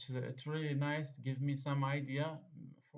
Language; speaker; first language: English; non-native, fluent; Arabic